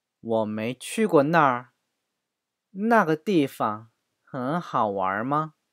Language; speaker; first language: Chinese; non-native, fluent; Korean